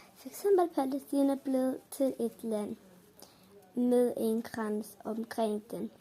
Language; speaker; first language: Danish; early bilingual, other home language; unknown